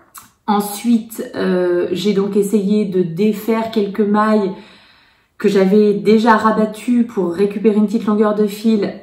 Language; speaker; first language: French; native; French